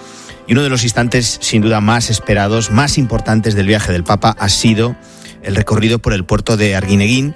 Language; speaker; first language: Spanish; native; Spanish